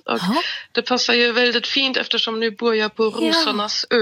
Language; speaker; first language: Swedish; non-native, fluent; German